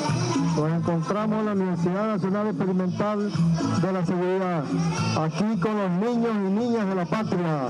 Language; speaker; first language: Spanish; native; Spanish